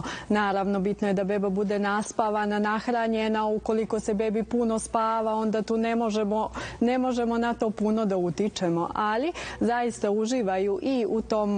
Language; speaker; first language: Serbian; native; Serbian